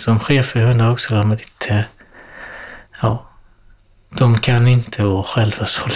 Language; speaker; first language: Swedish; non-native, learner; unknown